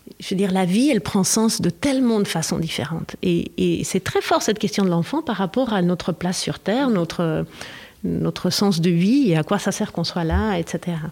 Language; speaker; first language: French; non-native, fluent; Spanish